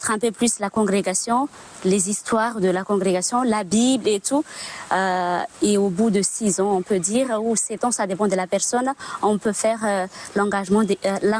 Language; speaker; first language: French; non-native, local second language; Malagasy